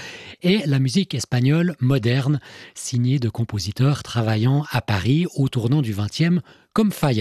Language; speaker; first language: French; native; French